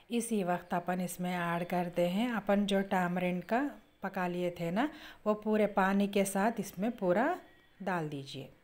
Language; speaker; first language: Hindi; non-native, local second language; Urdu